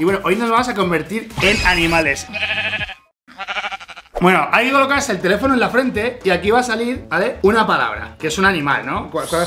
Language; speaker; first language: Spanish; native; Spanish